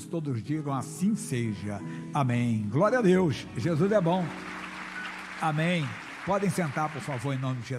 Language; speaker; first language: Portuguese; native; Portuguese